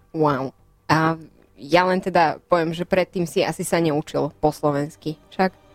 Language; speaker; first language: Slovak; native; Slovak